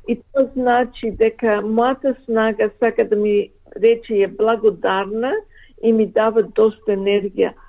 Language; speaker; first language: Macedonian; early bilingual, heritage; Macedonian